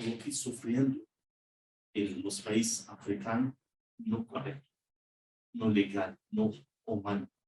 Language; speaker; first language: Spanish; non-native, learner; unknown